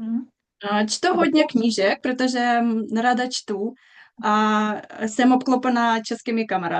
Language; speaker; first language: Czech; non-native, fluent; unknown